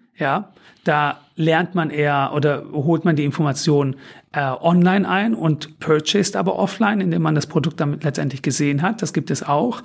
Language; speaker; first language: German; early bilingual, other home language; Turkish